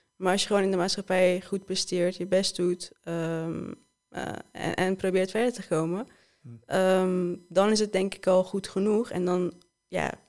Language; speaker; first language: Dutch; early bilingual, other home language; Persian